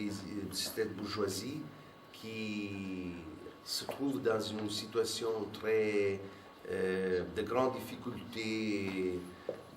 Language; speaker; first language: French; non-native, fluent; Italian